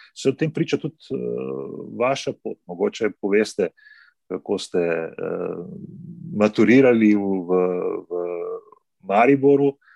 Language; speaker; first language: Slovenian; native; Slovenian